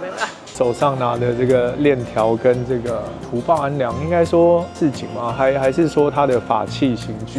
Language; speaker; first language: Chinese; native; Chinese